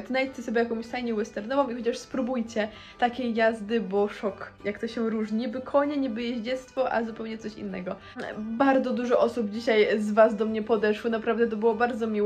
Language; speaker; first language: Polish; native; Polish